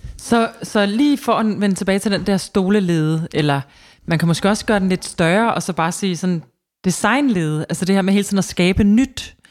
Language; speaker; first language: Danish; native; Danish